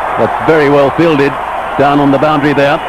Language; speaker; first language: English; native; English